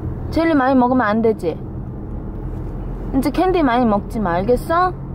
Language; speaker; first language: Korean; native; Korean